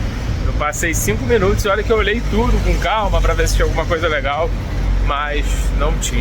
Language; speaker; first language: Portuguese; native; Portuguese